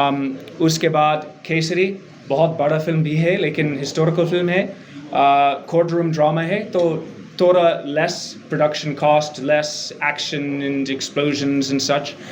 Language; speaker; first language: Hindi; non-native, learner; English